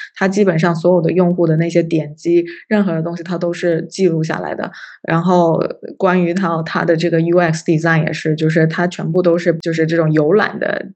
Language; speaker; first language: Chinese; native; Chinese